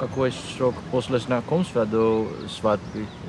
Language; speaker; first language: Russian; non-native, fluent; Dutch